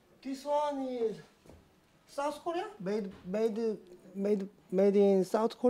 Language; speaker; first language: English; non-native, learner; Korean